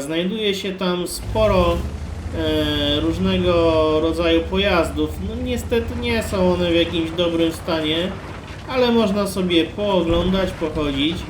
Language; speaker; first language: Polish; native; Polish